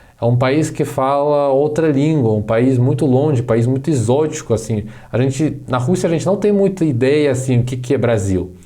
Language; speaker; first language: Portuguese; non-native, fluent; Russian